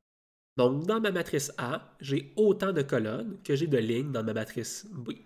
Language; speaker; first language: French; native; French